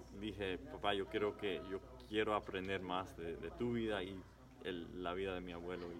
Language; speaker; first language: Spanish; early bilingual, heritage; English